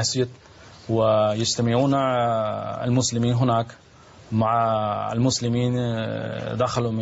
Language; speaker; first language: Arabic; non-native, learner; Spanish